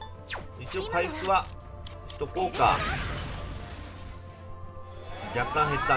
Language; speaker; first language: Japanese; native; Japanese